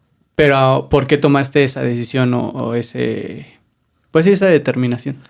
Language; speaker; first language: Spanish; native; Spanish